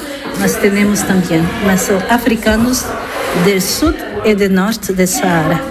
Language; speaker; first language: Spanish; non-native, learner; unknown